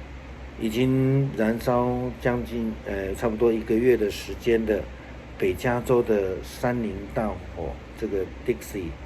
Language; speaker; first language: Chinese; native; Chinese